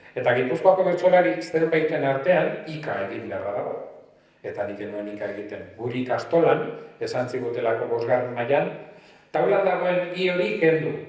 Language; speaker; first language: Basque; non-native, local second language; Spanish